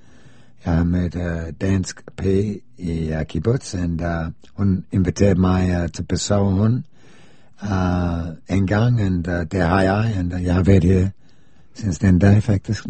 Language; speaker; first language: Danish; non-native, fluent; English